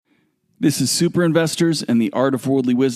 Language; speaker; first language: English; native; English